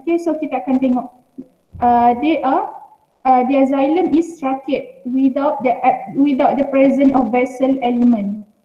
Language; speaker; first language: English; non-native, local second language; Malay